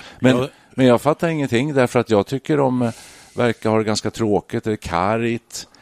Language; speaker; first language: Swedish; native; Swedish